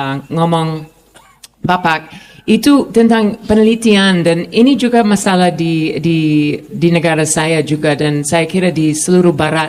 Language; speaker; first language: Indonesian; non-native, fluent; English